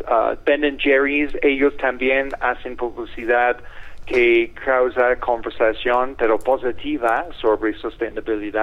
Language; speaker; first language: Spanish; non-native, fluent; English